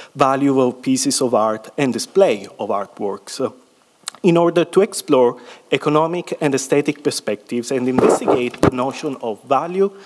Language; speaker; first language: English; non-native, fluent; Italian